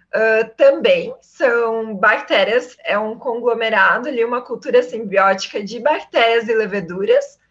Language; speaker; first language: Portuguese; native; Portuguese